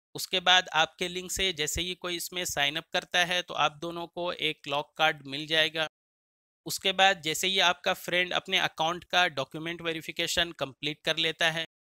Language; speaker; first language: Hindi; native; Hindi